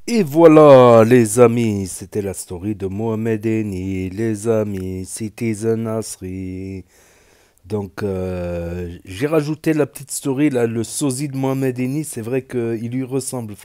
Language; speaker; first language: French; native; French